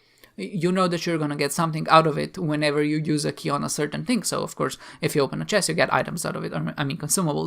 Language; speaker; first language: English; non-native, fluent; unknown